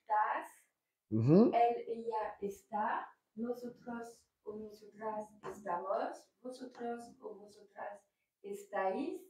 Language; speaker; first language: Spanish; non-native, learner; French